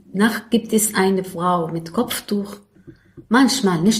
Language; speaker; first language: German; non-native, learner; Arabic